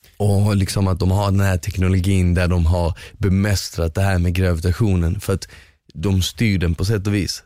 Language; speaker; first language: Swedish; early bilingual, other home language; Bosnian